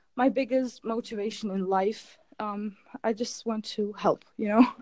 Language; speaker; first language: English; non-native, fluent; German